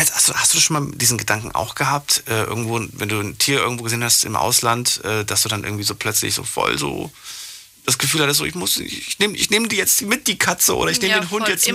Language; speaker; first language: German; native; German